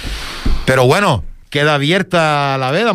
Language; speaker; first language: Spanish; native; Spanish